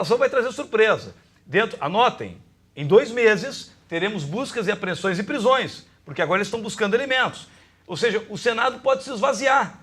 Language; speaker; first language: Portuguese; native; Portuguese